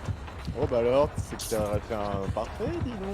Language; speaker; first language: French; native; French